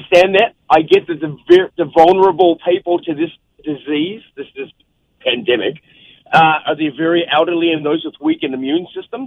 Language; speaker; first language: English; native; English